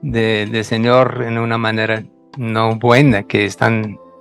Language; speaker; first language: Spanish; non-native, fluent; English